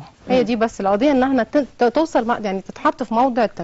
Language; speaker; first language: Arabic; native; Arabic